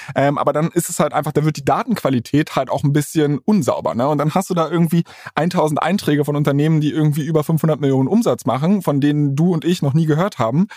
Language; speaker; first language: German; native; German